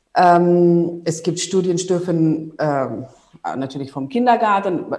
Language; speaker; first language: German; non-native, fluent; Spanish